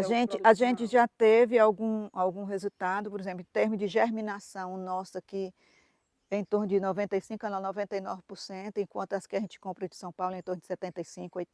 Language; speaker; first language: Portuguese; native; Portuguese